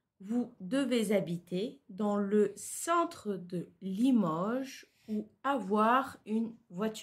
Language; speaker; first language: French; non-native, fluent; Turkish